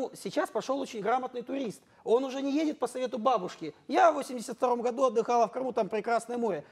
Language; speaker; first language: Russian; native; Russian